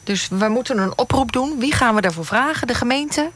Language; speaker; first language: Dutch; native; Dutch